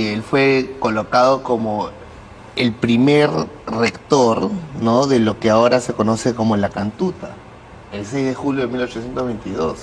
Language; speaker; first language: Spanish; native; Spanish